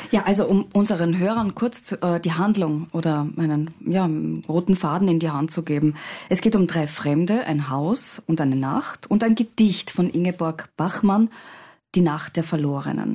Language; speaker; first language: German; native; German